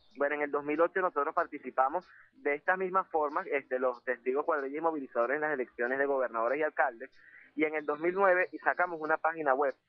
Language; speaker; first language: Spanish; native; Spanish